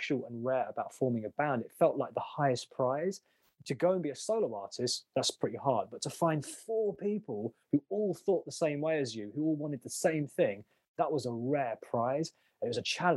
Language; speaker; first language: English; native; English